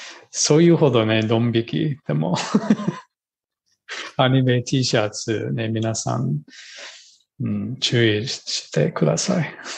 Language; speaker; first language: Japanese; non-native, learner; English